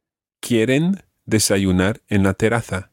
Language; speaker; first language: Spanish; non-native, fluent; English